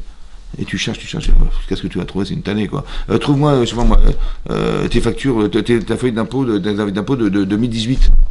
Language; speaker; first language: French; native; French